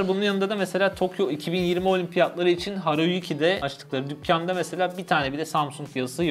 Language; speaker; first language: Turkish; native; Turkish